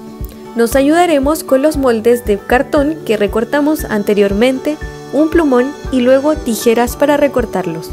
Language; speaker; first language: Spanish; native; Spanish